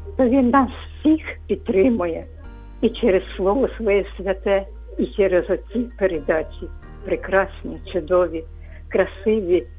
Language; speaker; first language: Ukrainian; native; Ukrainian